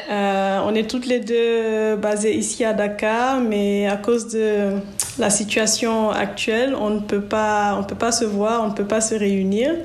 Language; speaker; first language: French; non-native, local second language; Wolof